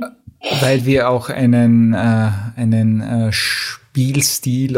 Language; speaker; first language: German; native; German